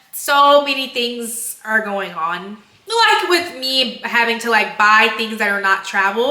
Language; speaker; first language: English; native; English